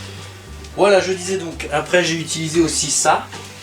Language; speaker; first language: French; native; French